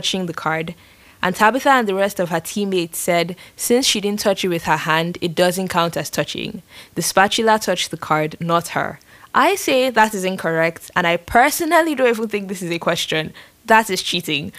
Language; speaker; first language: English; non-native, local second language; Yoruba